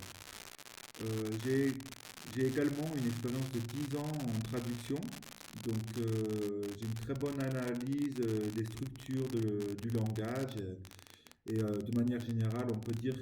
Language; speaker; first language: French; native; French